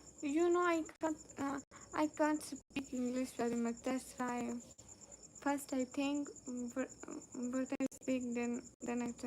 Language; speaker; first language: English; non-native, learner; Urdu